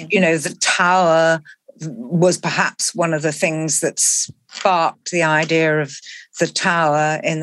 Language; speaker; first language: English; native; English